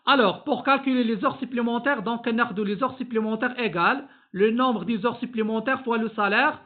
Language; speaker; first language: French; non-native, local second language; Arabic